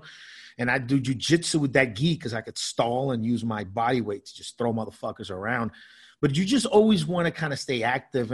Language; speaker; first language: English; native; English